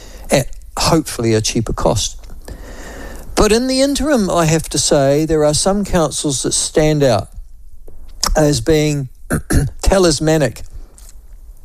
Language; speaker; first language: English; native; English